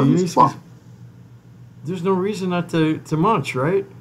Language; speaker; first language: English; native; English